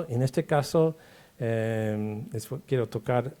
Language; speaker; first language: Spanish; non-native, fluent; English